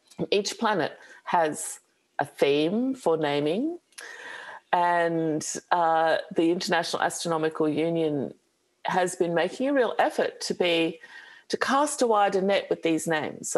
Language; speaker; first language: English; native; English